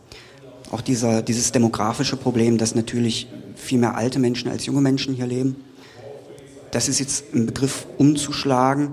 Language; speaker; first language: German; native; German